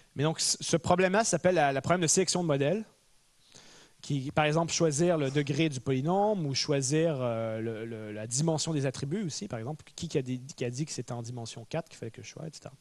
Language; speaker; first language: French; native; French